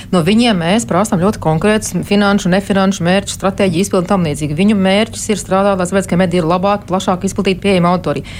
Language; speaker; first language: Latvian; native; Latvian